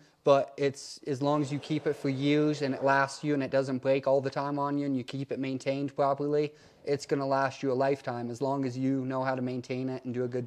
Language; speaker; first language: English; native; English